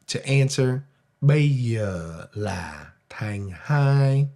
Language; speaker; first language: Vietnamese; non-native, fluent; English